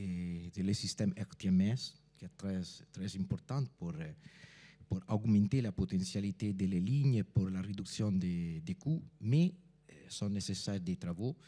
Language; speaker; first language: French; non-native, fluent; Italian